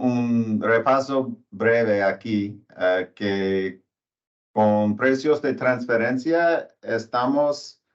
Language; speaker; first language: Spanish; non-native, learner; English